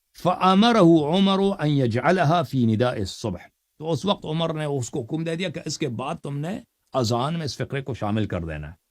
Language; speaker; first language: Urdu; non-native, fluent; Persian